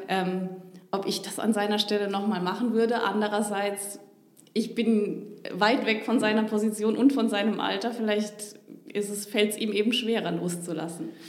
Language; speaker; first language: German; native; German